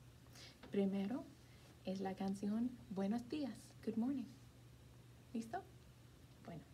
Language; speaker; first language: Spanish; non-native, fluent; English